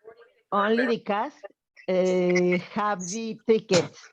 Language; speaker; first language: English; non-native, learner; Spanish